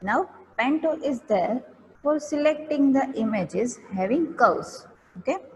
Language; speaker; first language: English; non-native, local second language; Gujarati